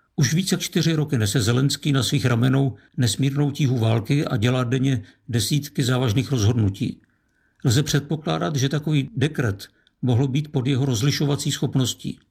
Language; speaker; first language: Czech; native; Czech